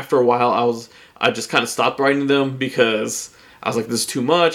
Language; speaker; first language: English; native; English